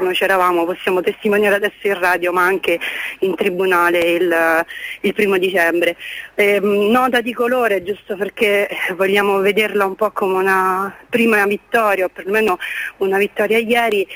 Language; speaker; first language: Italian; native; Italian